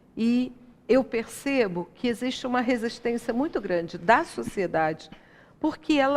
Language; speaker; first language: Portuguese; native; Portuguese